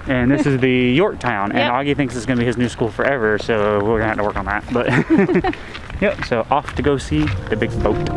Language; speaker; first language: English; native; English